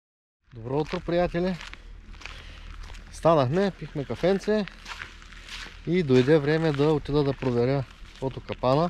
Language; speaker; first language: Bulgarian; native; Bulgarian